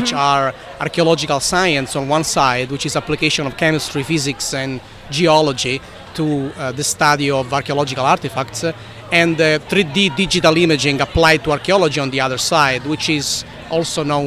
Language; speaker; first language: English; non-native, fluent; Italian